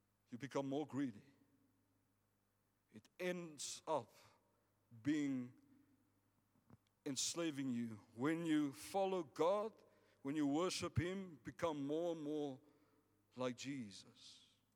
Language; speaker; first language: English; non-native, local second language; Afrikaans